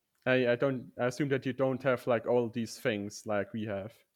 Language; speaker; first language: English; non-native, fluent; German